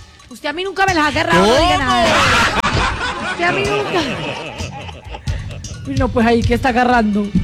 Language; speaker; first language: Spanish; native; Spanish